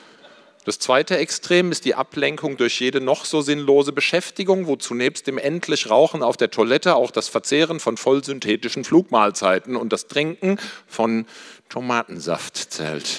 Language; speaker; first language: German; native; German